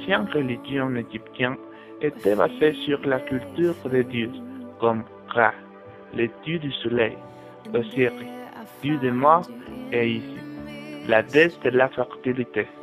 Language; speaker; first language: French; non-native, learner; Spanish